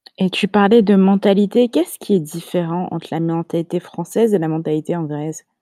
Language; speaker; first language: French; native; French